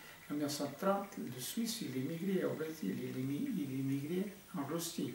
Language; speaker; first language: French; non-native, fluent; Portuguese